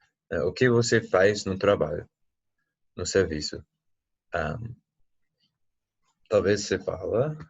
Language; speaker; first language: Portuguese; non-native, fluent; English